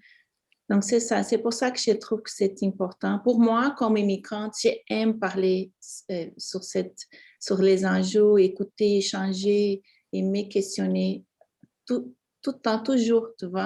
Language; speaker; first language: French; non-native, fluent; Portuguese